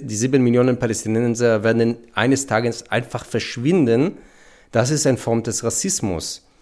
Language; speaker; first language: German; non-native, fluent; Hebrew